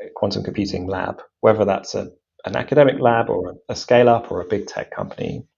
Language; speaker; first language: English; native; English